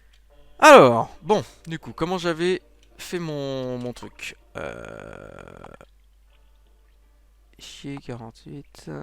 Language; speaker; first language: French; native; French